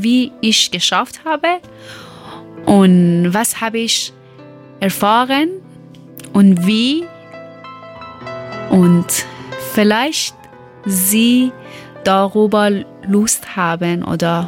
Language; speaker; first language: German; non-native, learner; Persian